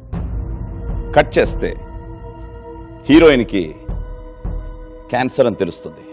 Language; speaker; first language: Telugu; native; Telugu